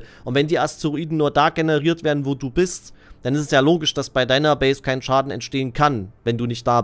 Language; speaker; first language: German; native; German